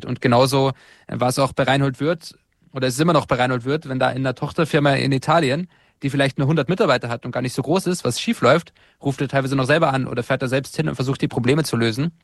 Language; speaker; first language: German; native; German